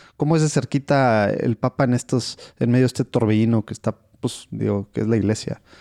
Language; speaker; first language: Spanish; native; Spanish